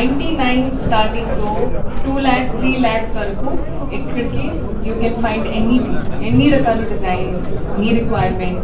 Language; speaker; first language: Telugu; non-native, learner; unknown